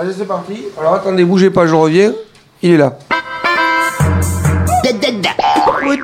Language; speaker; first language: French; native; French